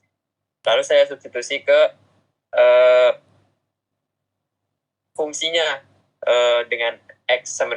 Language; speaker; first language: Indonesian; native; Indonesian